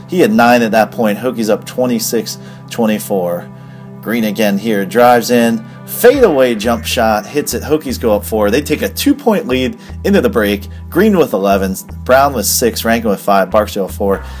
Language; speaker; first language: English; native; English